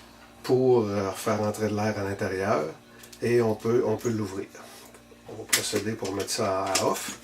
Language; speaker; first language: French; native; French